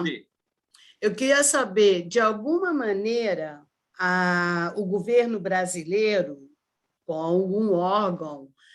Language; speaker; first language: Portuguese; early bilingual, other home language; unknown